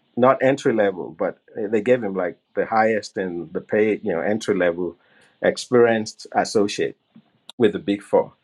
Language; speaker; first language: English; non-native, local second language; Yoruba